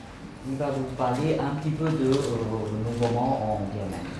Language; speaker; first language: French; non-native, learner; Burmese